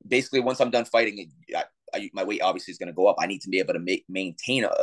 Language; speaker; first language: English; native; English